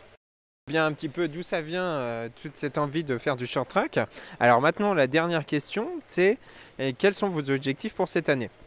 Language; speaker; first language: French; native; French